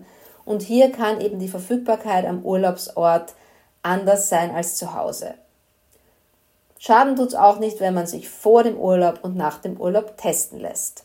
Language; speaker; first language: German; native; German